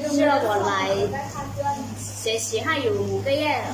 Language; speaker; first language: Chinese; non-native, learner; Lao